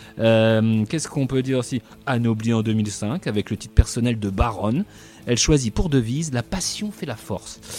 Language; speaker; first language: French; native; French